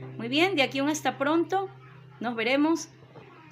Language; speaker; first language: Spanish; native; Spanish